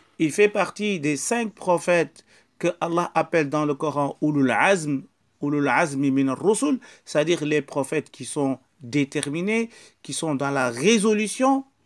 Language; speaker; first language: French; non-native, local second language; Wolof